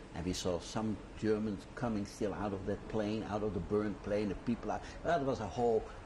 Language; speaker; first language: English; non-native, fluent; Dutch